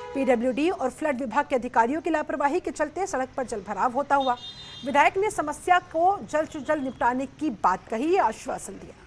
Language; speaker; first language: Hindi; native; Hindi